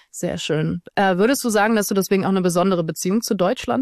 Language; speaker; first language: German; native; German